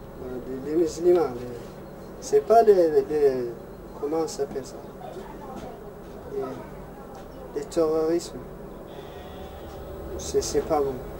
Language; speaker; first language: French; non-native, learner; Arabic